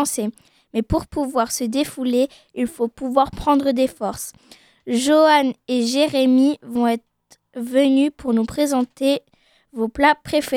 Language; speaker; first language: French; native; French